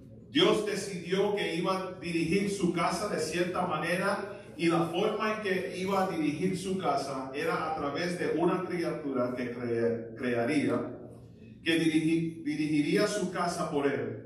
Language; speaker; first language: Spanish; early bilingual, heritage; Spanish